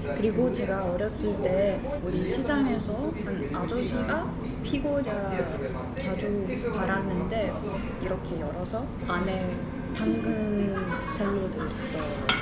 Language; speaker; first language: Korean; non-native, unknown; Russian